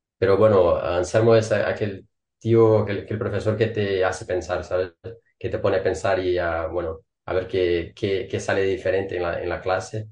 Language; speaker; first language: Spanish; non-native, fluent; Portuguese